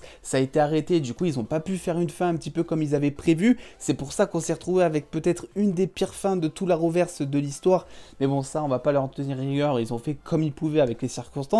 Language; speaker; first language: French; native; French